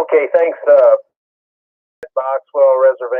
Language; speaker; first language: English; native; English